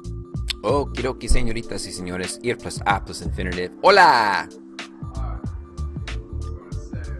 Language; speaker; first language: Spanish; early bilingual, heritage; Spanish